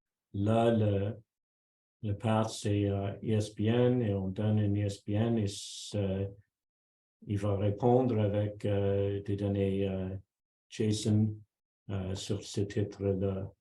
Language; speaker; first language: French; non-native, local second language; English